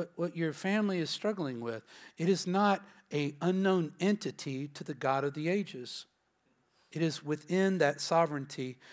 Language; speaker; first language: English; native; English